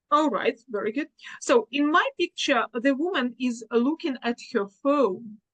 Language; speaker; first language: English; non-native, fluent; Russian